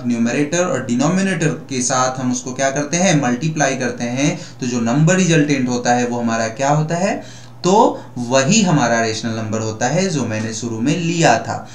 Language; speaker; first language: Hindi; native; Hindi